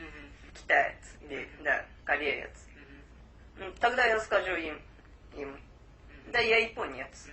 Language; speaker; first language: Russian; non-native, learner; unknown